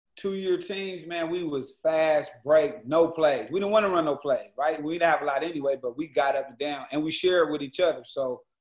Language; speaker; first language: English; native; English